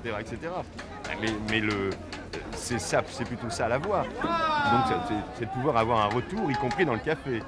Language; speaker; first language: French; native; French